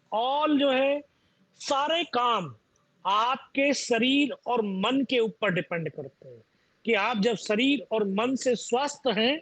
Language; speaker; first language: Hindi; native; Hindi